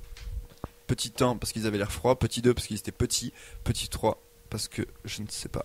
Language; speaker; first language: French; native; French